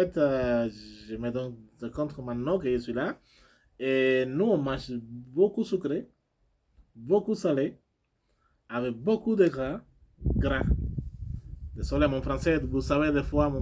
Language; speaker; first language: French; non-native, learner; Spanish